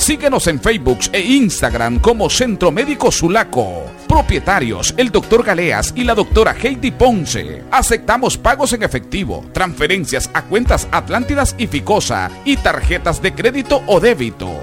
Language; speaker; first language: Spanish; native; Spanish